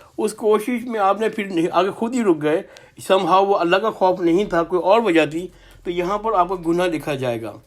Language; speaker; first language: Urdu; native; Urdu